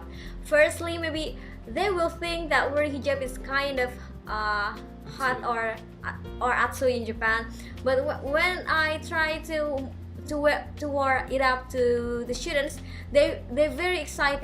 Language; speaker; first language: English; non-native, local second language; Indonesian